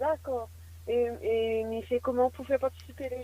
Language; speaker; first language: French; non-native, local second language; Réunion Creole French